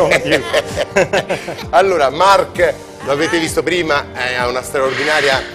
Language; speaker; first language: Italian; native; Italian